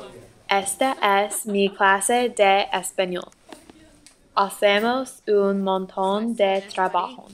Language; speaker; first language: Spanish; non-native, learner; English